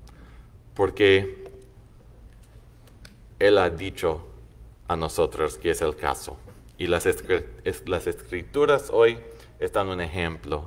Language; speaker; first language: Spanish; non-native, fluent; English